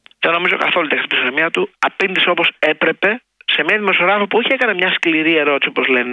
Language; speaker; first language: Greek; native; Greek